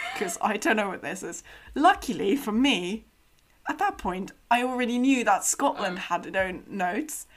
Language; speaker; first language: English; non-native, fluent; German